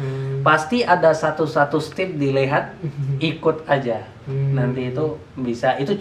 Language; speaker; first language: Indonesian; non-native, learner; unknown